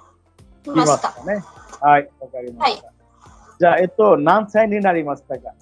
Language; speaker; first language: Japanese; non-native, fluent; Bangla